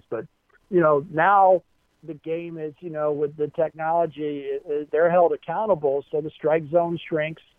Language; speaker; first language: English; native; English